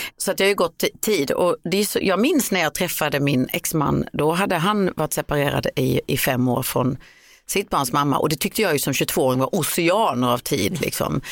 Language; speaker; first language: Swedish; native; Swedish